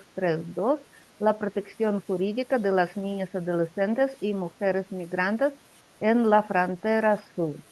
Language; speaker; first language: Spanish; non-native, learner; Russian